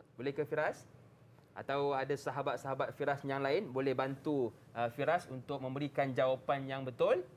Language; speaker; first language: Malay; native; Malay